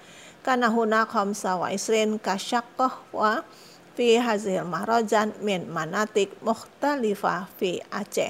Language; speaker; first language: Arabic; non-native, fluent; Indonesian